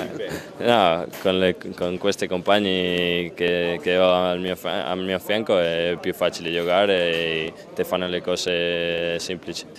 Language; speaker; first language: Italian; non-native, fluent; Spanish